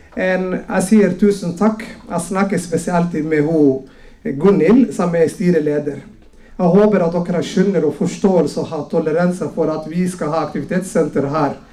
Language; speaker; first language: Norwegian; non-native, fluent; Somali